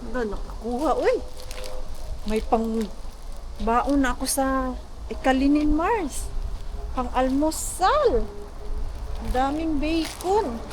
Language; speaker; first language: Filipino; non-native, local second language; Cebuano